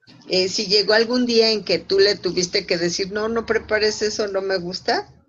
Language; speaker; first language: Spanish; native; Spanish